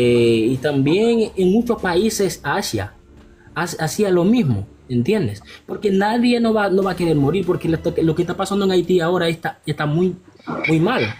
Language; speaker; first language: Spanish; non-native, local second language; Haitian Creole